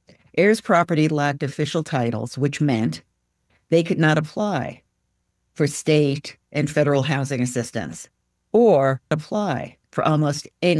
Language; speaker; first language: English; native; English